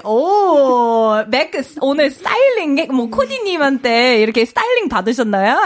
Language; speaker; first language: Korean; non-native, fluent; English